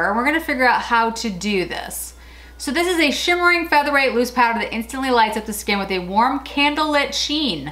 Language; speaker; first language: English; native; English